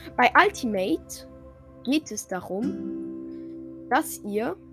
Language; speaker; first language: German; non-native, fluent; French